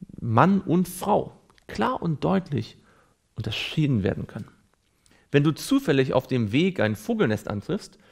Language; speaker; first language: German; native; German